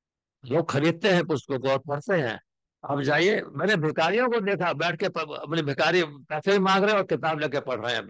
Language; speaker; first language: Hindi; native; Hindi